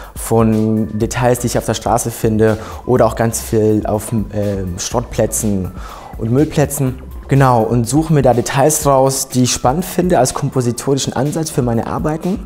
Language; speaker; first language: German; native; German